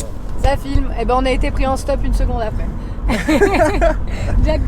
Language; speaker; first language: French; native; French